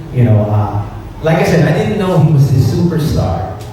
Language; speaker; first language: English; native; English